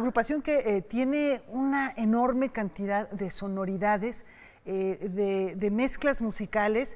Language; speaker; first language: Spanish; native; Spanish